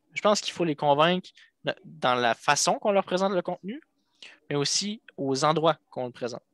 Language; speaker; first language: French; native; French